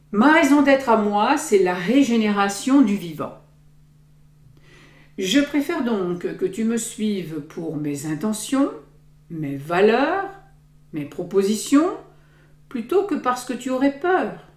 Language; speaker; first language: French; native; French